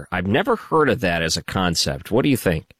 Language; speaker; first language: English; native; English